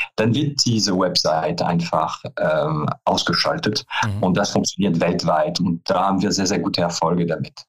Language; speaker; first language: German; non-native, fluent; French